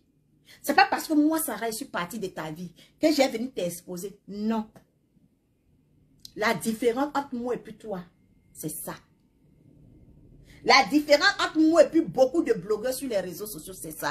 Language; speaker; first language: French; non-native, local second language; Baoulé